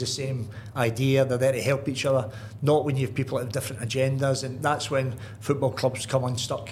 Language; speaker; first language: English; native; English